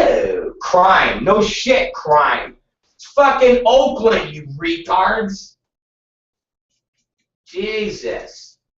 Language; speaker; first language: English; native; English